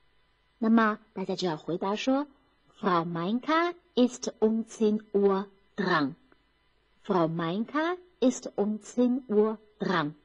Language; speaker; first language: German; non-native, fluent; Chinese